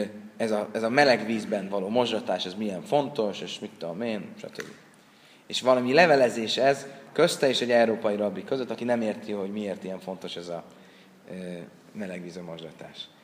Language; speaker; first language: Hungarian; native; Hungarian